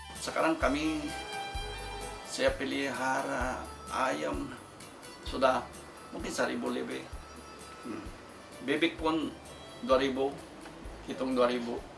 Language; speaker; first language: Indonesian; non-native, fluent; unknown